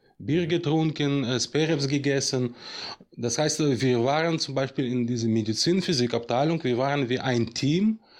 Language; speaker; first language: German; non-native, fluent; Russian